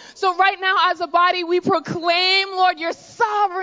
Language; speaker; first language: English; native; English